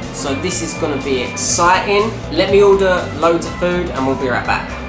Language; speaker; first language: English; native; English